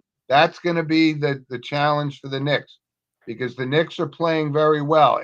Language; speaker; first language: English; native; English